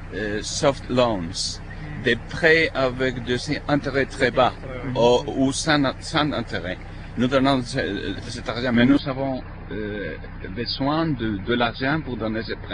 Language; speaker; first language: French; non-native, fluent; Spanish